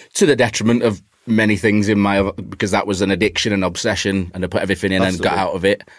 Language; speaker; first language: English; native; English